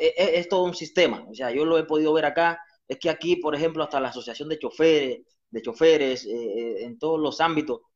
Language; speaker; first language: Spanish; native; Spanish